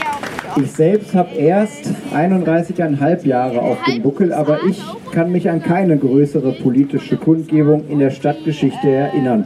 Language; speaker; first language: German; native; German